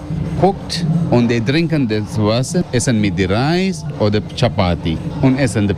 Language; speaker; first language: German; non-native, learner; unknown